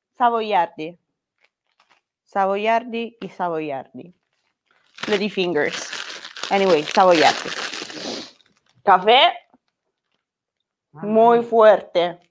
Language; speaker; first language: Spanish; non-native, learner; Italian